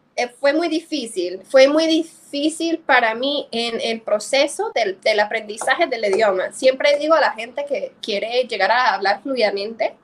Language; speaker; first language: Spanish; non-native, fluent; English